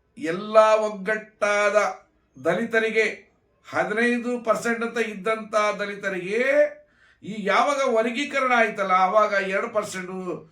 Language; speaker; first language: Kannada; non-native, local second language; Lambadi